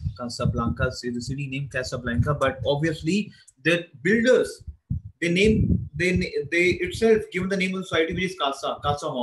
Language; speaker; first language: English; non-native, local second language; Hindi